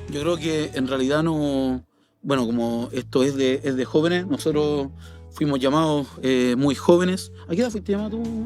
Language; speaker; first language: Spanish; native; Spanish